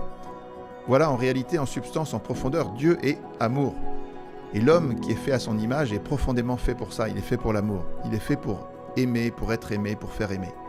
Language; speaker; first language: French; native; French